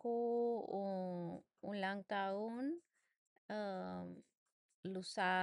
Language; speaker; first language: Indonesian; non-native, learner; English